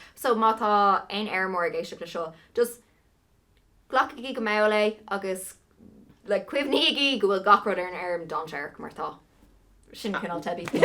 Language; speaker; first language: Irish; non-native, local second language; English